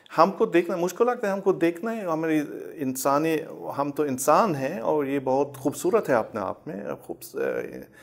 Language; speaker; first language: Urdu; non-native, fluent; German